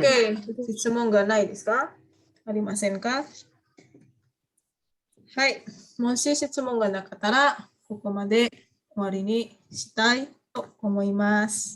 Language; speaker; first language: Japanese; non-native, fluent; Indonesian